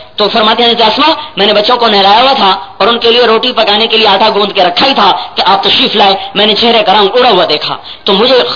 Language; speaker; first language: Urdu; non-native, local second language; Punjabi